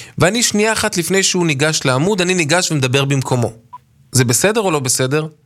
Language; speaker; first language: Hebrew; native; Hebrew